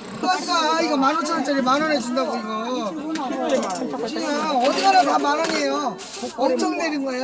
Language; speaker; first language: Korean; native; Korean